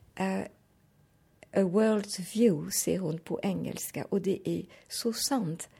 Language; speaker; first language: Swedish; non-native, fluent; French